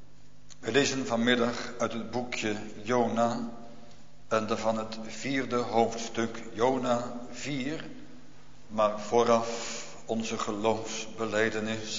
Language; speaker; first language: Dutch; native; Dutch